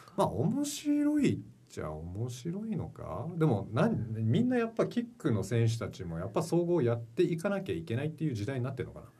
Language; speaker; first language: Japanese; early bilingual, heritage; Japanese